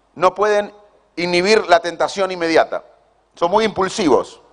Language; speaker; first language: Spanish; native; Spanish